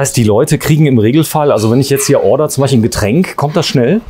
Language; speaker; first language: German; native; German